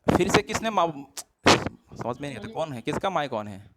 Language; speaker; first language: Hindi; non-native, local second language; Assamese